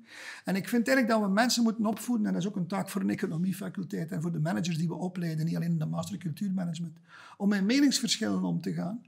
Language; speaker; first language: Dutch; native; Dutch